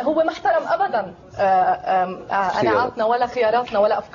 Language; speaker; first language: Arabic; native; Arabic